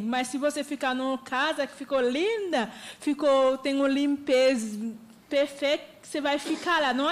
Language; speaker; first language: Portuguese; non-native, learner; Haitian Creole